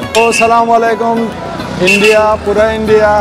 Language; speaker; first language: Hindi; non-native, learner; Persian